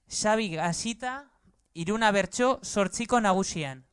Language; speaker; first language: Basque; native; Basque